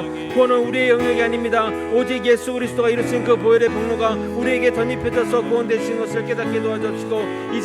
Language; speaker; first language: Korean; native; Korean